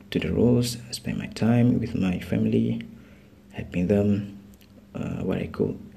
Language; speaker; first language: English; non-native, local second language; Malay